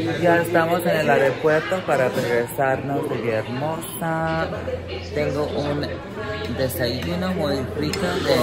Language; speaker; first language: Spanish; early bilingual, heritage; English